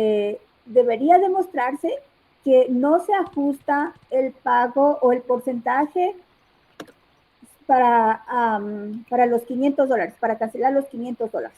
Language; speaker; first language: Spanish; native; Spanish